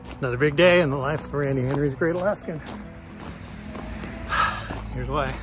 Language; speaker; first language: English; native; English